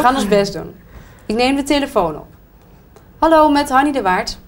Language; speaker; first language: Dutch; native; Dutch